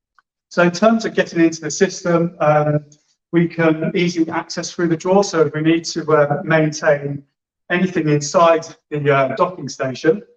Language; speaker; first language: English; native; English